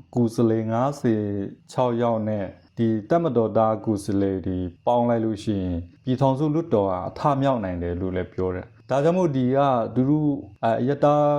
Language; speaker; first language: Burmese; non-native, local second language; Kachin